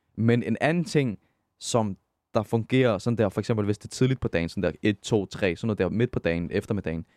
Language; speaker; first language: Danish; early bilingual, other home language; Arabic